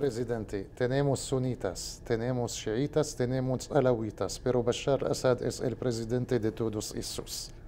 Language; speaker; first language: Portuguese; non-native, learner; Spanish